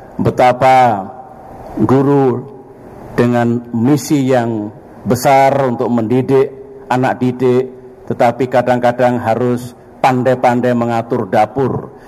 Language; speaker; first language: Indonesian; non-native, local second language; Javanese